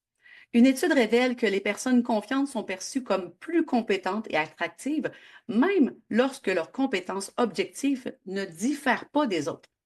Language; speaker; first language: French; native; French